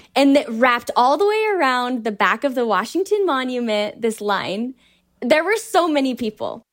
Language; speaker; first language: English; native; English